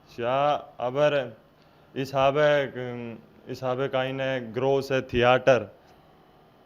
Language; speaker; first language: German; non-native, learner; Hindi